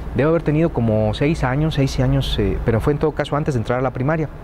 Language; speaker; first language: Spanish; native; Spanish